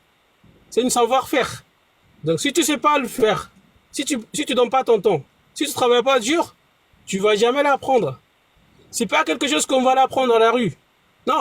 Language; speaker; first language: French; non-native, fluent; Arabic